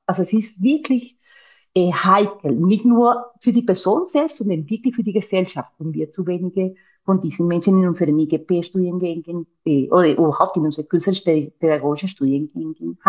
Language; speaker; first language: German; non-native, fluent; Spanish